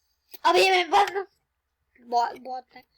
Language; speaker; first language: Hindi; native; Hindi